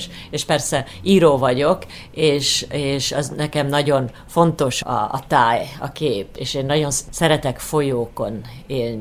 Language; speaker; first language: Hungarian; early bilingual, heritage; Hungarian